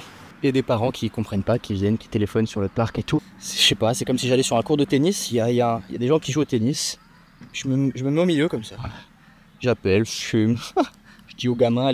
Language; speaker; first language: French; native; French